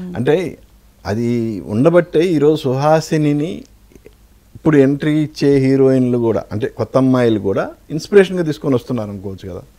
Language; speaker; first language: Telugu; native; Telugu